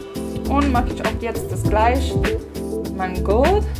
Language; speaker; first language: German; non-native, fluent; English